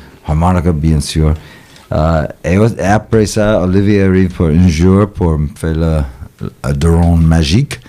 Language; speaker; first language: French; non-native, fluent; English